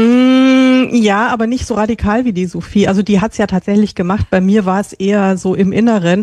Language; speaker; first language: German; native; German